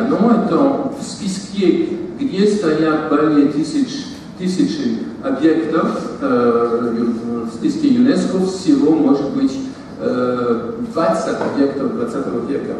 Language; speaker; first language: Russian; non-native, fluent; French